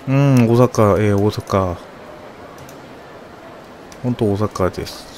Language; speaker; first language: Japanese; non-native, learner; Korean